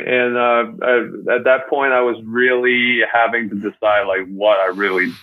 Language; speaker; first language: English; non-native, fluent; Chinese